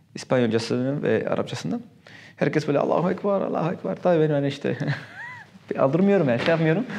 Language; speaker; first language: Turkish; non-native, fluent; Spanish